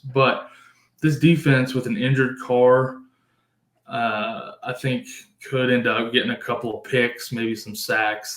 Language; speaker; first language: English; native; English